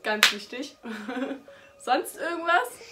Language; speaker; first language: German; native; German